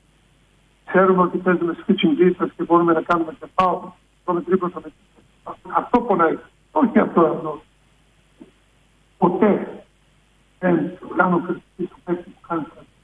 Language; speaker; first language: Greek; non-native, fluent; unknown